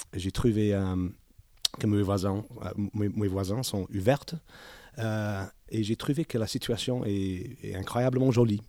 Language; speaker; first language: French; non-native, learner; English